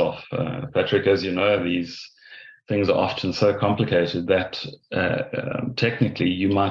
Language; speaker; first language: English; native; English